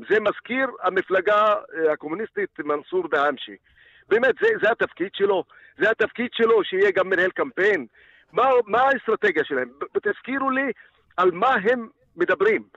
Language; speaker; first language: Hebrew; non-native, local second language; Arabic